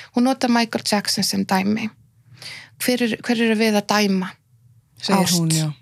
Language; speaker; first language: Icelandic; non-native, fluent; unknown